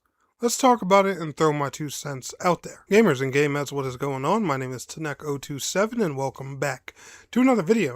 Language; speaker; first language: English; native; English